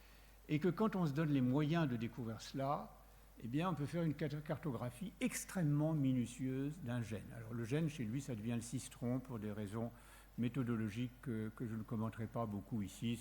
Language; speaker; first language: French; native; French